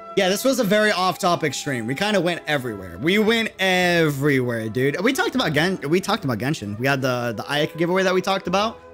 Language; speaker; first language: English; native; English